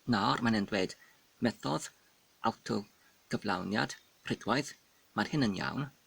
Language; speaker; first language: Welsh; non-native, fluent; English